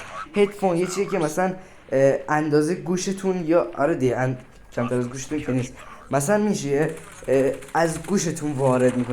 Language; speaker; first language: Persian; native; Persian